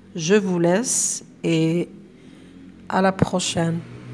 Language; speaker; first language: French; non-native, local second language; Arabic